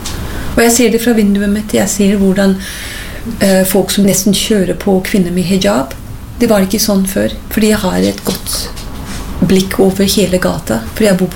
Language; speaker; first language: Norwegian; non-native, fluent; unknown